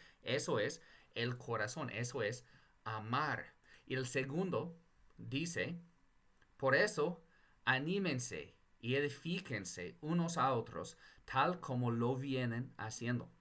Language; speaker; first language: Spanish; non-native, fluent; English